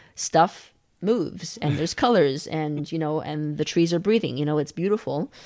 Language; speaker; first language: English; native; English